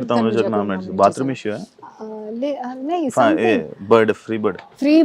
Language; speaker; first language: Telugu; native; Telugu